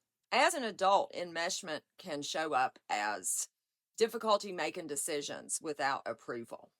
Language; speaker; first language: English; native; English